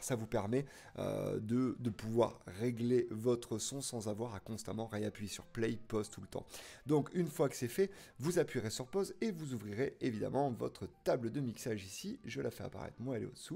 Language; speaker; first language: French; native; French